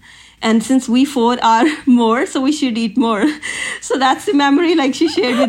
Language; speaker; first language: English; non-native, local second language; Punjabi